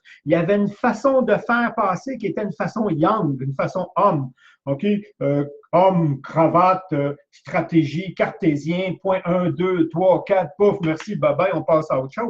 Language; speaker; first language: French; native; French